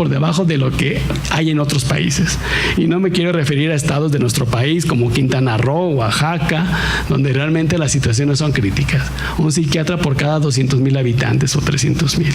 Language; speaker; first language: Spanish; native; Spanish